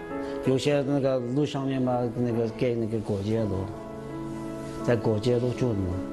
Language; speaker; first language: Chinese; non-native, local second language; Uyghur